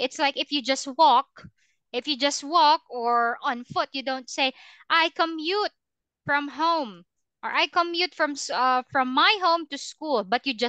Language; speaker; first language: English; non-native, fluent; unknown